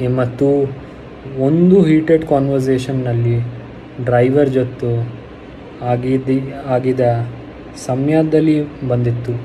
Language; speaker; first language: Kannada; non-native, learner; Hindi